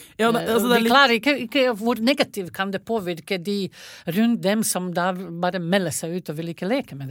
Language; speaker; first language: Norwegian; non-native, fluent; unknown